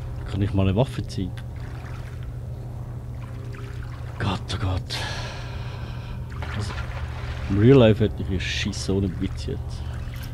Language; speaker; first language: German; native; German